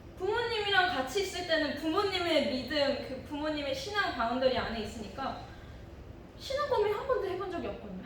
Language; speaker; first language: Korean; early bilingual, heritage; Korean